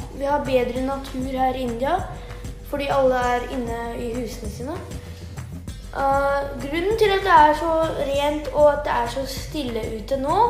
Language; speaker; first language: Norwegian; early bilingual, heritage; Norwegian